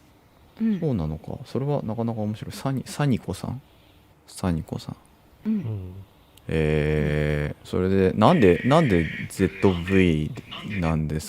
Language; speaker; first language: Japanese; native; Japanese